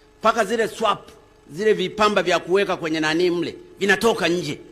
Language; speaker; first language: Swahili; non-native, local second language; Sukuma